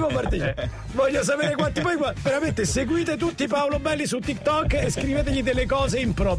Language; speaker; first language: Italian; native; Italian